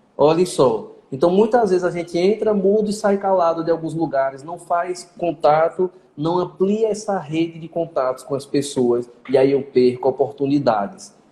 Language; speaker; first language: Portuguese; native; Portuguese